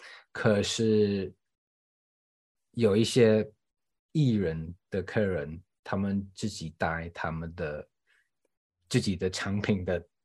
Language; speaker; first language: Chinese; non-native, fluent; English